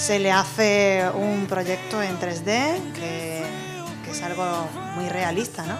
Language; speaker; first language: Spanish; native; Spanish